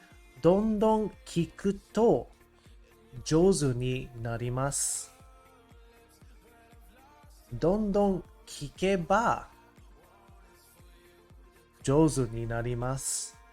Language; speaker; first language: Japanese; non-native, learner; English